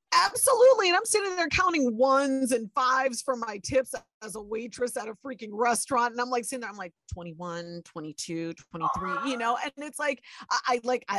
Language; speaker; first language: English; early bilingual, other home language; Spanish